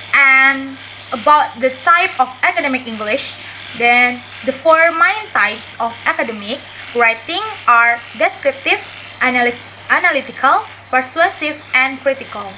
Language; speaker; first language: English; non-native, learner; Indonesian